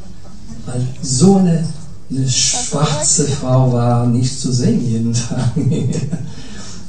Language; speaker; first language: German; non-native, fluent; Portuguese